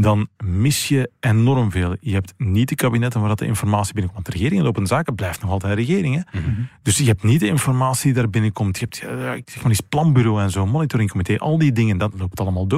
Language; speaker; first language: Dutch; native; Dutch